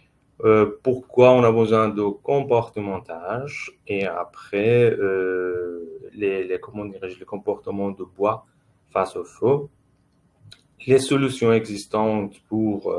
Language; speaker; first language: French; non-native, fluent; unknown